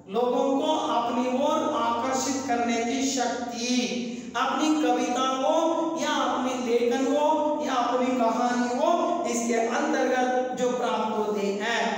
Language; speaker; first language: Hindi; non-native, local second language; Kannada